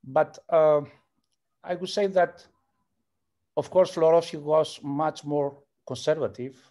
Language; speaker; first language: English; non-native, fluent; Greek